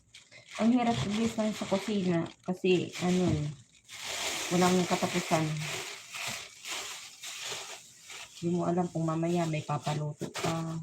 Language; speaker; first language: Filipino; non-native, local second language; Bikol